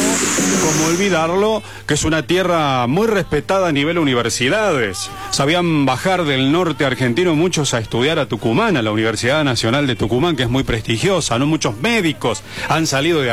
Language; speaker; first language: Spanish; native; Spanish